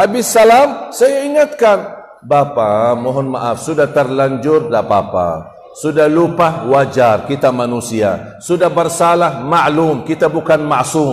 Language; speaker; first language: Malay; non-native, fluent; Arabic